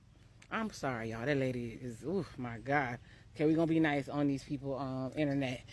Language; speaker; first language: English; native; English